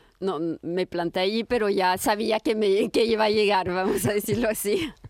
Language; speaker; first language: Spanish; non-native, fluent; French